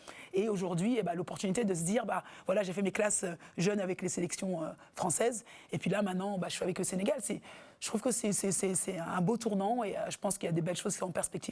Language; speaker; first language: French; native; French